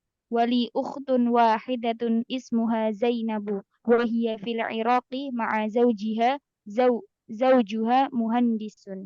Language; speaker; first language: Arabic; non-native, learner; Indonesian